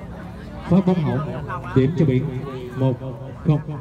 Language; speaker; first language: Vietnamese; native; Vietnamese